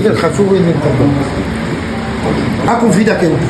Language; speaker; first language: Arabic; native; Arabic